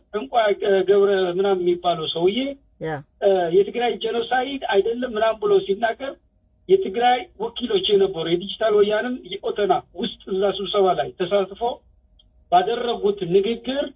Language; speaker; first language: Amharic; non-native, local second language; Tigrinya